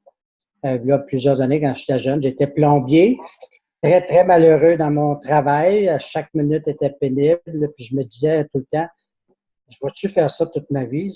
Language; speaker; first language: French; native; French